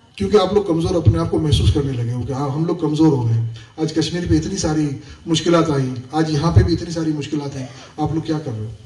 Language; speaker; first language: Urdu; non-native, local second language; Memoni